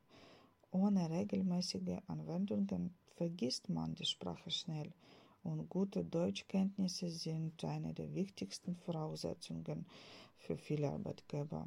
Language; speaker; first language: German; non-native, fluent; Ukrainian